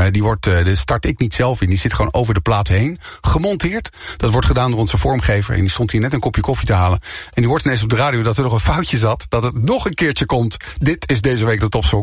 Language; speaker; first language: Dutch; native; Dutch